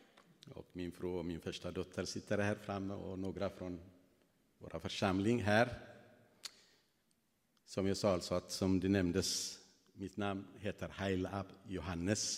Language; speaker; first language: Swedish; non-native, fluent; Tigrinya